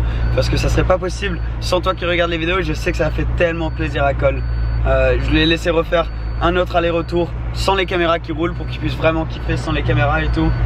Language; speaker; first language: French; native; French